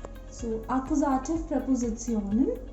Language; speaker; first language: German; non-native, fluent; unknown